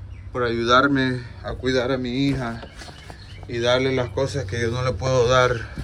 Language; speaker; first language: Spanish; early bilingual, heritage; Spanish